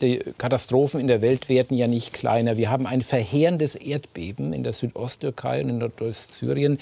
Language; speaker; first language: German; native; German